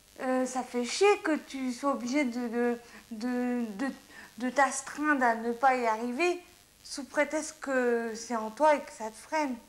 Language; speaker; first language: French; native; French